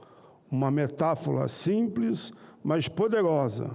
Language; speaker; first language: Portuguese; native; Portuguese